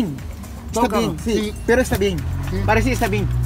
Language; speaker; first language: Spanish; non-native, learner; Filipino